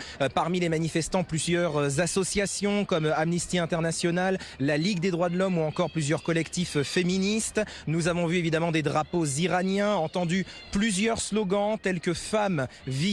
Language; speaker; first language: French; native; French